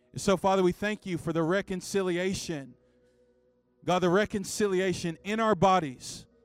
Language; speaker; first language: English; native; English